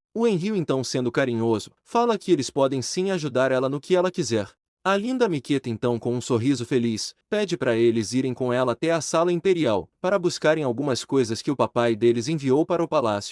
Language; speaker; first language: Portuguese; native; Portuguese